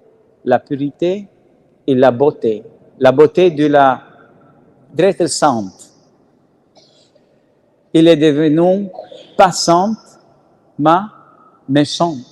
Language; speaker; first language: French; non-native, learner; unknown